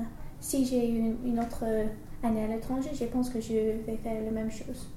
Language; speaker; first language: French; non-native, learner; English